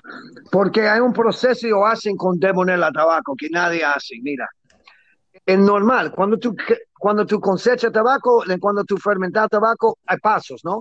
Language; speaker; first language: Spanish; non-native, learner; English